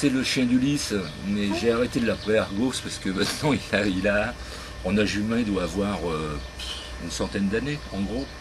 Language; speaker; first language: French; native; French